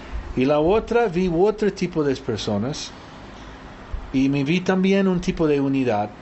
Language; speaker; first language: Spanish; early bilingual, heritage; Spanish